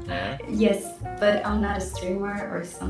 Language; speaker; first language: English; non-native, learner; Russian